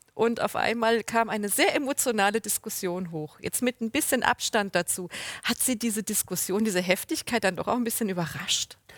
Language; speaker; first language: German; native; German